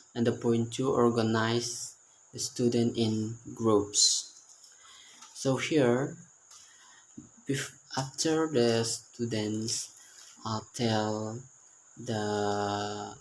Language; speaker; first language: English; non-native, learner; Indonesian